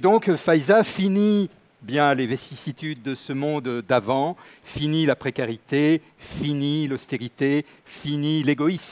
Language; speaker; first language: French; native; French